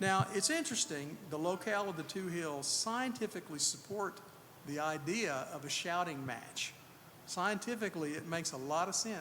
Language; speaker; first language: English; native; English